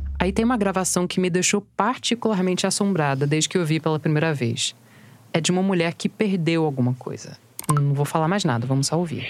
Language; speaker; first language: Portuguese; non-native, fluent; English